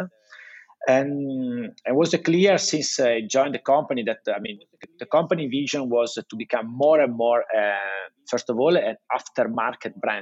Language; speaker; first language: English; non-native, fluent; Italian